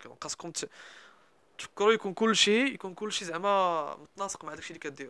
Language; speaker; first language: Arabic; native; Arabic